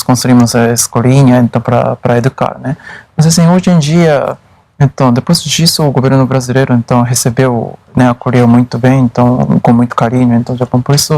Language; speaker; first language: Portuguese; non-native, fluent; Japanese